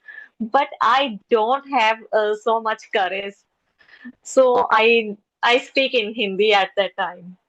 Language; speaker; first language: English; non-native, local second language; Hindi